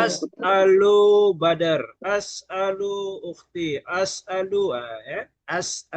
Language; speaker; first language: Arabic; non-native, fluent; Malay